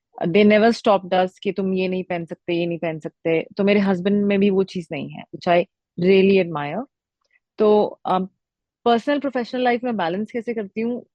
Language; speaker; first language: Hindi; native; Hindi